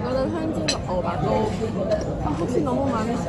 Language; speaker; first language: Korean; non-native, learner; Cantonese